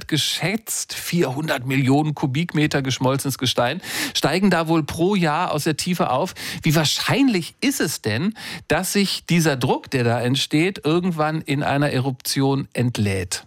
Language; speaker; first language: German; native; German